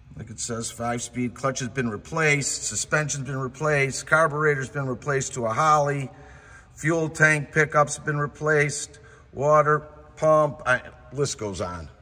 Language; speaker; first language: English; native; English